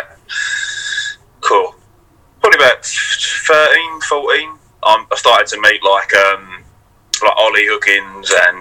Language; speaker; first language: English; native; English